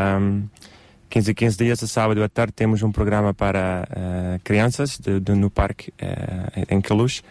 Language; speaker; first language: Portuguese; non-native, learner; Dutch